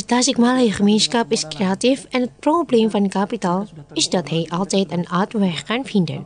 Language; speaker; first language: Dutch; non-native, fluent; Indonesian